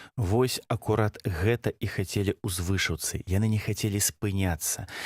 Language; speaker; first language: Belarusian; non-native, local second language; Russian